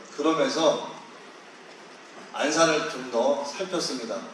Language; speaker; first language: Korean; native; Korean